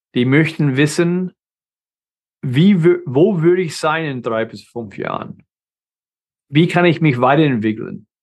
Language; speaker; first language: German; non-native, fluent; English